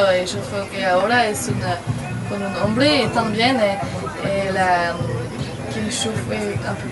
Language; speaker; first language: Spanish; non-native, learner; French